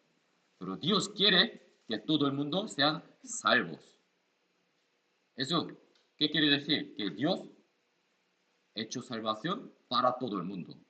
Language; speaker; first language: Spanish; non-native, learner; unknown